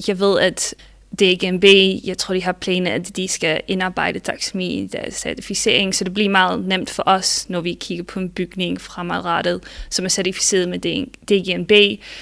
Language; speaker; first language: Danish; non-native, fluent; Dutch